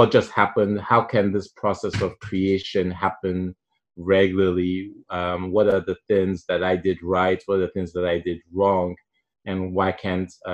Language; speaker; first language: English; non-native, local second language; Igbo